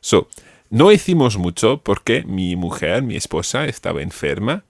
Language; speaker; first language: Spanish; non-native, fluent; English